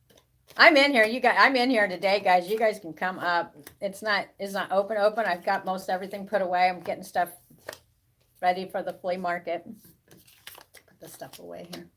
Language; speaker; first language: English; native; English